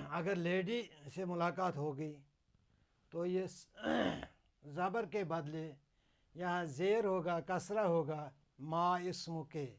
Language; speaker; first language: Urdu; non-native, local second language; Kashmiri